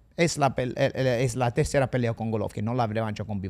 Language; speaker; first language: Spanish; non-native, fluent; English